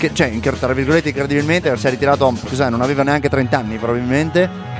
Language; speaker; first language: Italian; native; Italian